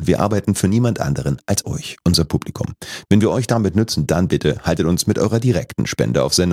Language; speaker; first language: German; native; German